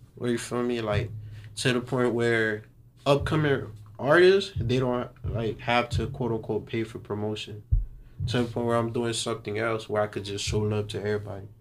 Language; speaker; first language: English; early bilingual, other home language; Haitian Creole